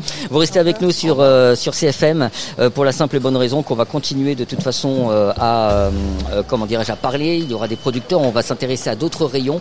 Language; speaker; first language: French; native; French